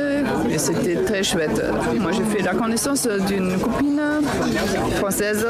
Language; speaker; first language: French; non-native, fluent; German